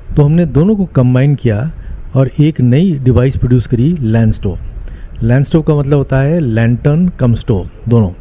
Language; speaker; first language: Hindi; native; Hindi